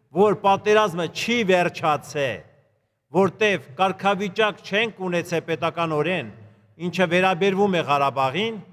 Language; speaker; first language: Armenian; native; Armenian